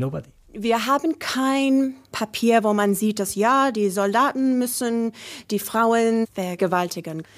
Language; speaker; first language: German; non-native, learner; English